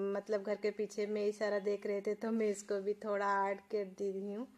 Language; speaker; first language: Hindi; non-native, local second language; Odia